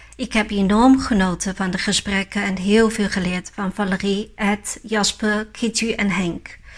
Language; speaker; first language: Dutch; non-native, fluent; Chinese